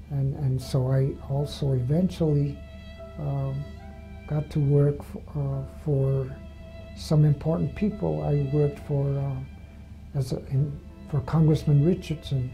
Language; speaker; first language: English; native; English